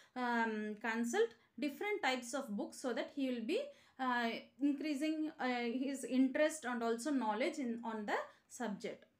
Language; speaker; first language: English; non-native, local second language; Tamil